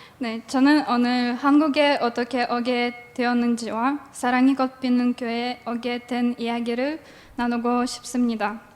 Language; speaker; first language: Korean; non-native, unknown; Russian